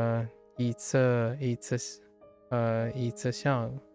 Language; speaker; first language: Chinese; non-native, learner; English